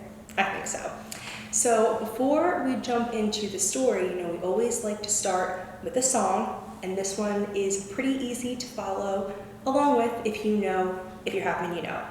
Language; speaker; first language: English; native; English